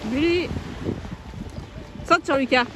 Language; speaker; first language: French; native; French